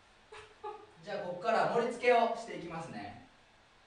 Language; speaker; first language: Japanese; native; Japanese